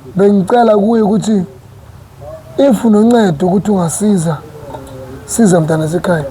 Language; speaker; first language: Zulu; non-native, local second language; Northern Sotho